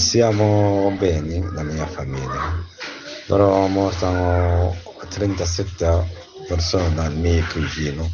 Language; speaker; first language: Italian; non-native, learner; Arabic